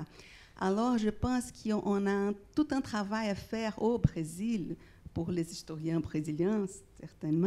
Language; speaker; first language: French; non-native, fluent; Portuguese